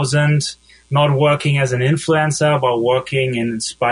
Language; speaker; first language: English; non-native, fluent; German